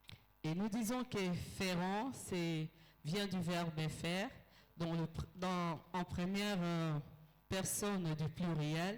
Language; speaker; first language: French; non-native, local second language; Lingala